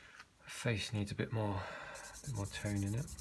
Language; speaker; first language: English; native; English